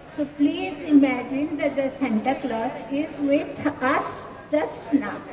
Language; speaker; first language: English; non-native, local second language; Marathi